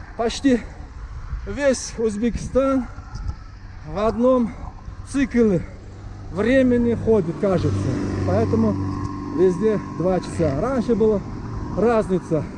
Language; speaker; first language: Russian; non-native, local second language; Uzbek